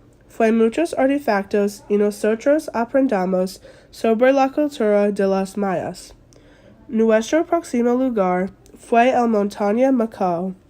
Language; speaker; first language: Spanish; non-native, learner; English